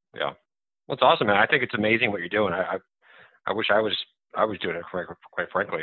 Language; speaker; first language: English; native; English